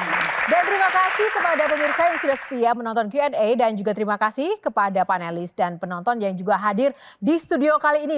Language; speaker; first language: Indonesian; native; Indonesian